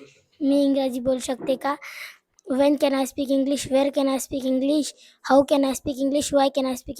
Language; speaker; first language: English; non-native, learner; Hindi